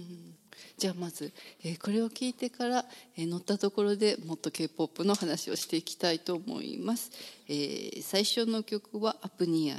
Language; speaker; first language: Japanese; native; Japanese